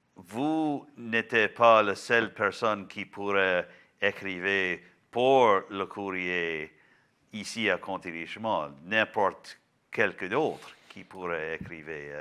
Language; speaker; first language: French; non-native, local second language; English